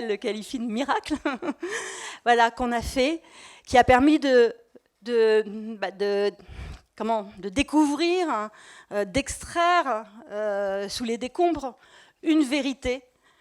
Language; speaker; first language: French; native; French